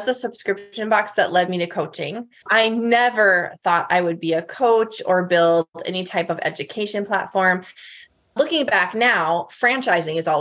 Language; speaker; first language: English; native; English